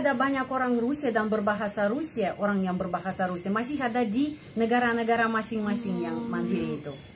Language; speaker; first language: Indonesian; non-native, fluent; Russian